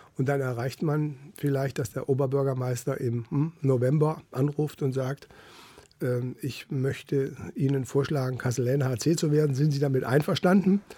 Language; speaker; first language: German; native; German